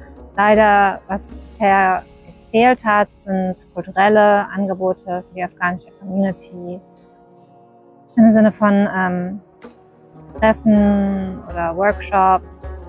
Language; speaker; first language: German; early bilingual, other home language; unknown